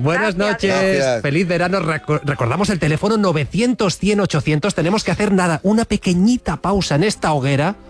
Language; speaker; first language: Spanish; native; Spanish